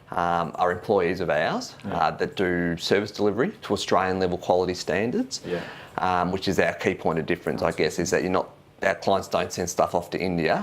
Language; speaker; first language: English; native; English